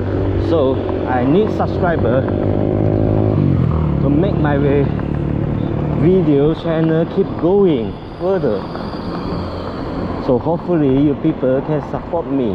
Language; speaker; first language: English; non-native, local second language; Chinese